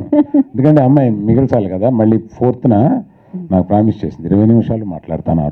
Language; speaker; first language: Telugu; native; Telugu